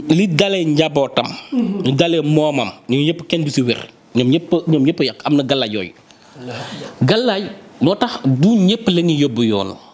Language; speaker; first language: Wolof; non-native, local second language; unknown